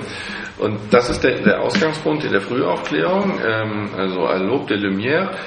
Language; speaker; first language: German; non-native, fluent; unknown